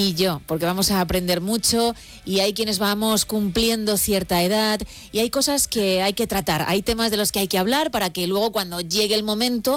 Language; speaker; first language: Spanish; native; Spanish